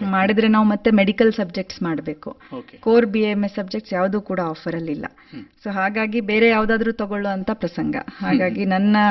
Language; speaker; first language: Kannada; native; Kannada